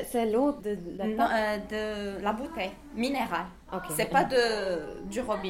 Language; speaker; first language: French; non-native, local second language; Dutch